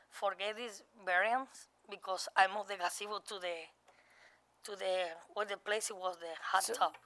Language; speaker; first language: English; non-native, learner; Spanish